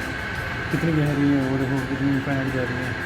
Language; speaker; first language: Hindi; native; Hindi